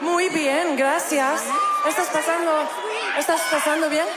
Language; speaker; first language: Spanish; non-native, learner; English